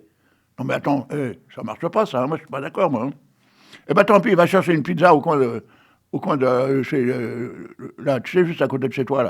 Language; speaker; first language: French; native; French